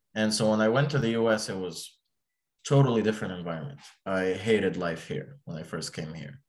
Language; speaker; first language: English; early bilingual, other home language; Arabic